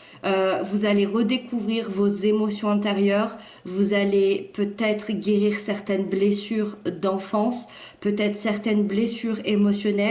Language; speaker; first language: French; native; French